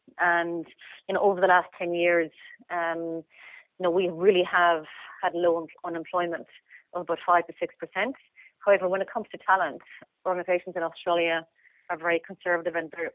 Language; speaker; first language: English; native; English